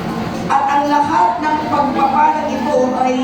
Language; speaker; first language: Filipino; native; Filipino